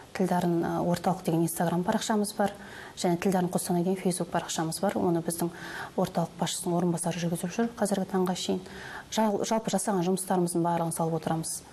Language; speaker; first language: Kazakh; native; Kazakh